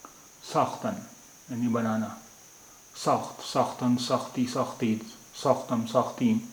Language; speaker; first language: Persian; non-native, fluent; Urdu